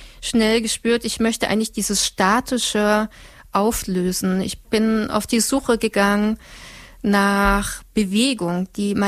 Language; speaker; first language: German; native; German